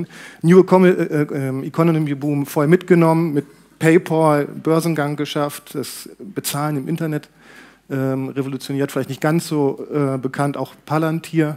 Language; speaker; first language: German; native; German